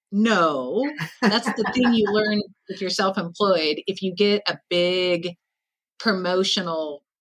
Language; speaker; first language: English; native; English